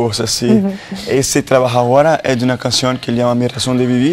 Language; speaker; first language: Spanish; non-native, learner; Portuguese